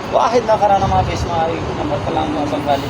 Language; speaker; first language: Arabic; non-native, learner; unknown